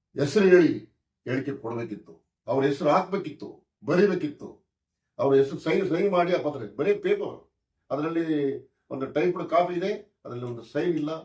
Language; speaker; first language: Kannada; native; Kannada